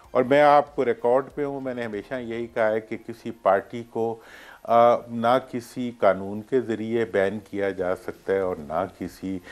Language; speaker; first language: Urdu; native; Urdu